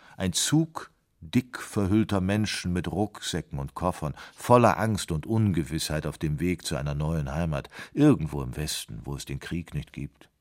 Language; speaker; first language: German; native; German